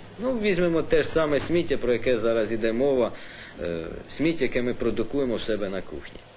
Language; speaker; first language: Ukrainian; native; Ukrainian